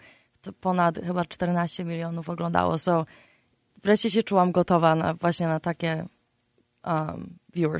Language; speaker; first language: Polish; early bilingual, heritage; Polish